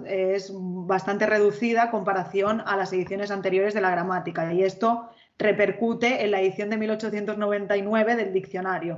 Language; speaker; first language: Spanish; native; Spanish